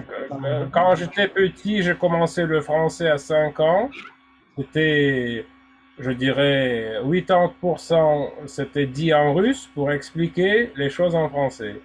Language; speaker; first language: French; non-native, fluent; Russian